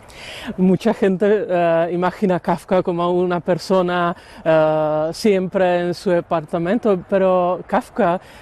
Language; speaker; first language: Spanish; non-native, learner; Czech